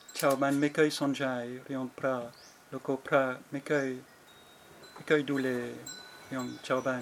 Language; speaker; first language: Thai; non-native, fluent; French